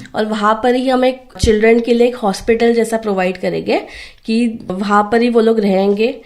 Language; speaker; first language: Hindi; non-native, local second language; Marathi